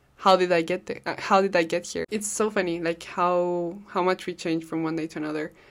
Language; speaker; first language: English; non-native, fluent; Spanish